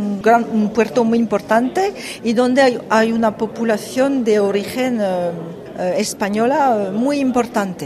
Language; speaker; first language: Spanish; early bilingual, heritage; French